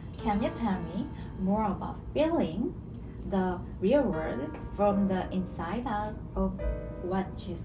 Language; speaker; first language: English; non-native, learner; Korean